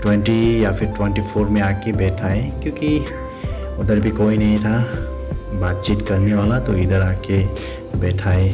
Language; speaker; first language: Hindi; non-native, local second language; Kok Borok